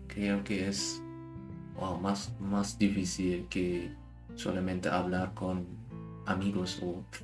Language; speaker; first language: Spanish; non-native, learner; German